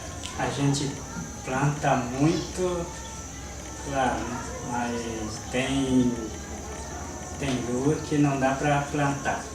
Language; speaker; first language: Portuguese; non-native, local second language; Guarani